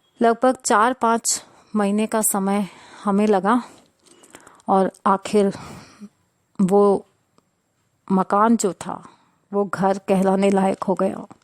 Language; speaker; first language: Hindi; non-native, local second language; Sindhi